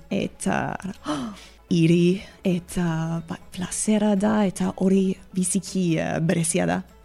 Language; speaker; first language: Basque; non-native, learner; English